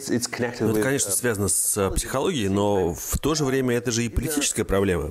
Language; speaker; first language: Russian; native; Russian